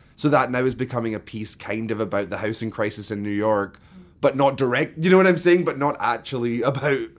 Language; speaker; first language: English; native; English